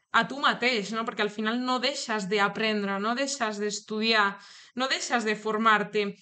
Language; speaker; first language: Catalan; non-native, local second language; Spanish